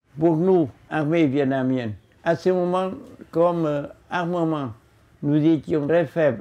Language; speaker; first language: French; non-native, local second language; Vietnamese